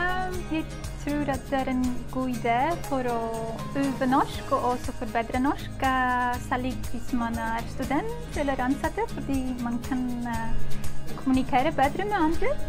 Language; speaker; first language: Norwegian; non-native, fluent; Polish